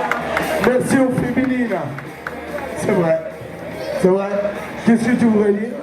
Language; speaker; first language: French; native; French